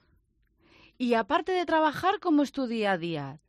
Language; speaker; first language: Spanish; native; Spanish